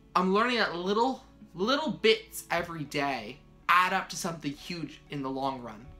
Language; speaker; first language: English; native; English